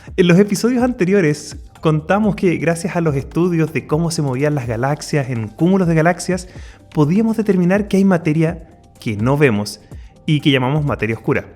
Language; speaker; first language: Spanish; native; Spanish